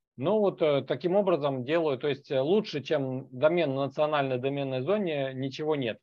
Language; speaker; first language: Russian; native; Russian